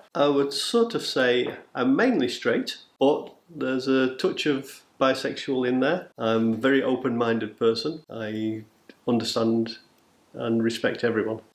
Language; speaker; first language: English; native; English